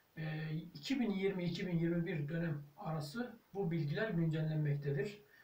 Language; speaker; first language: Turkish; early bilingual, heritage; Turkish